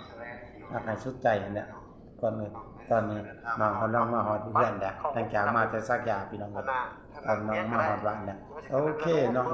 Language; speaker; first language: Thai; non-native, local second language; Northeastern Thai